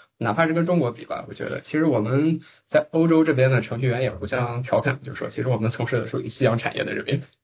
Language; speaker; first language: Chinese; native; Chinese